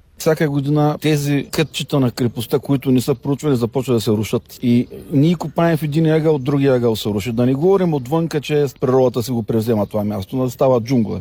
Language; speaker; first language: Bulgarian; native; Bulgarian